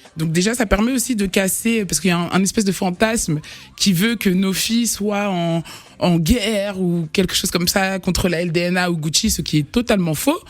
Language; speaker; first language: French; native; French